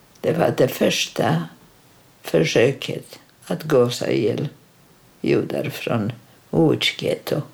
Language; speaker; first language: Swedish; non-native, fluent; Polish